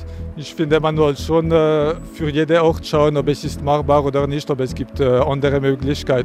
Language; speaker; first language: German; non-native, local second language; French